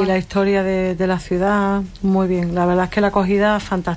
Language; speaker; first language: Spanish; native; Spanish